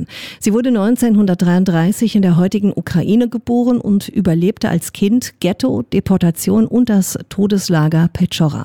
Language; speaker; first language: German; native; German